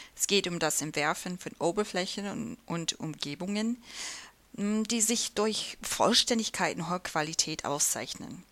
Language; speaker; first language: German; non-native, fluent; English